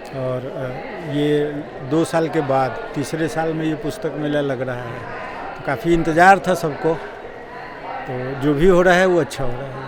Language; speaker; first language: Hindi; non-native, local second language; Bhojpuri